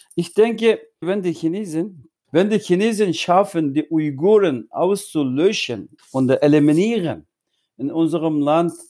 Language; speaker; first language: German; non-native, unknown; Uyghur